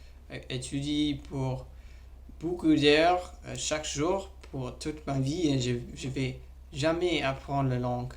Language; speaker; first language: French; non-native, learner; English